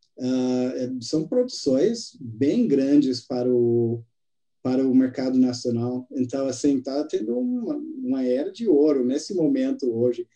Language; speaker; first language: Portuguese; non-native, fluent; English